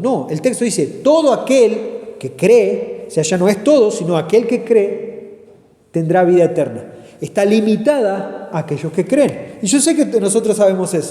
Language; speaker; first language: Spanish; native; Spanish